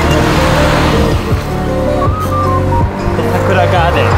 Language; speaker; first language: English; non-native, learner; Japanese